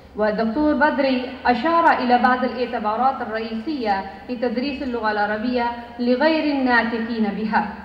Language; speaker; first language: Arabic; non-native, fluent; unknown